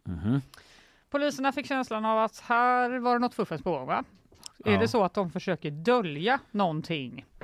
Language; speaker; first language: Swedish; native; Swedish